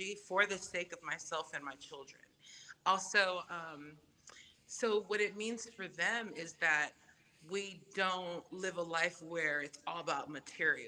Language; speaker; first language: English; non-native, fluent; Samoan